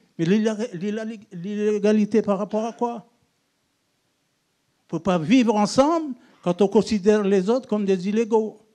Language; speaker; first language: French; non-native, local second language; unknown